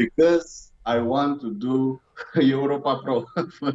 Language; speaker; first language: English; non-native, learner; Romanian